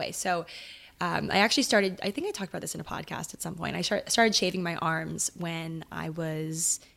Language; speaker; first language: English; early bilingual, other home language; Italian